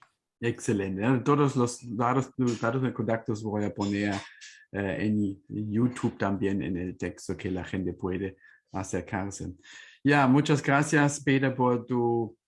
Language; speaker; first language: Spanish; non-native, fluent; German